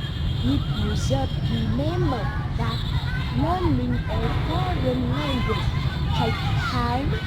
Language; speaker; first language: English; non-native, learner; Thai